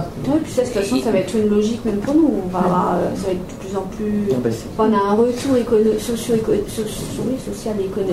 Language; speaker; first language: French; native; French